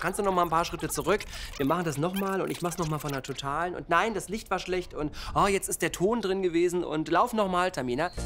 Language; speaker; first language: German; native; German